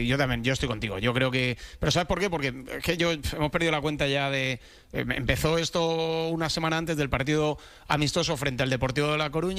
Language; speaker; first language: Spanish; native; Spanish